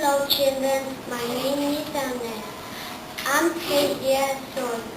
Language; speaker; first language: English; non-native, learner; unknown